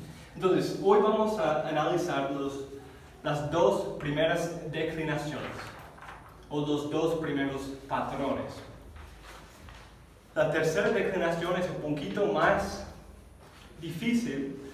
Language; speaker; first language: Spanish; non-native, fluent; English